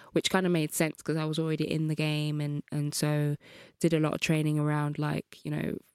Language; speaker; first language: English; native; English